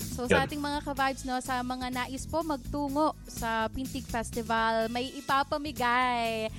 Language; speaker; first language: Filipino; native; Filipino